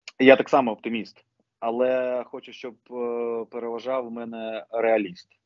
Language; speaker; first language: Ukrainian; non-native, local second language; Russian